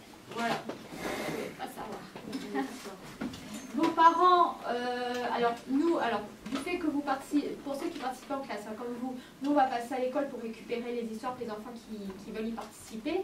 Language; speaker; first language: French; native; French